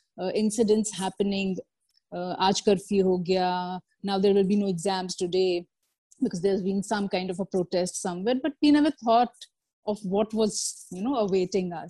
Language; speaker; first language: English; non-native, local second language; Kashmiri